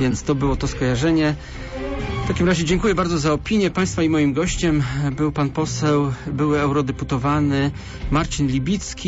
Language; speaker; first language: Polish; native; Polish